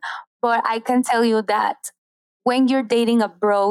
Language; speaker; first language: English; non-native, fluent; Spanish